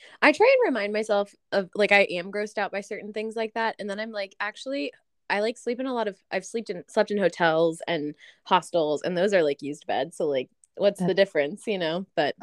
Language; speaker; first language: English; native; English